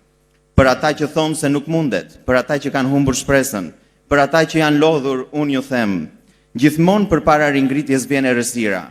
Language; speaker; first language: Albanian; native; Albanian